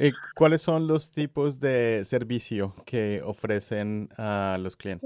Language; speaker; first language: Spanish; native; Spanish